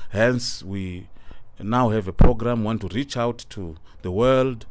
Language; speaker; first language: English; non-native, local second language; Tsonga